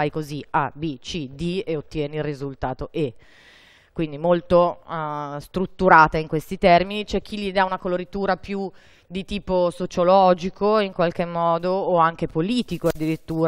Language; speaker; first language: Italian; native; Italian